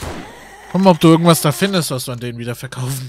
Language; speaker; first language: German; native; German